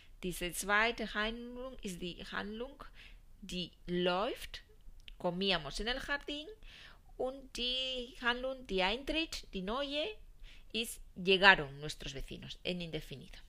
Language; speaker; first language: German; non-native, fluent; Spanish